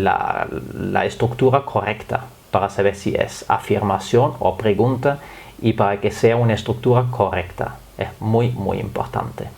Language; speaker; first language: Spanish; non-native, fluent; German